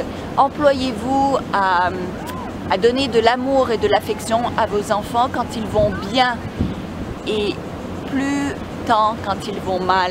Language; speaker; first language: French; native; French